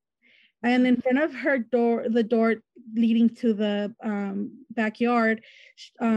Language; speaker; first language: English; native; English